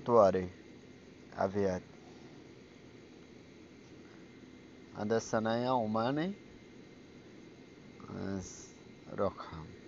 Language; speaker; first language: Arabic; non-native, learner; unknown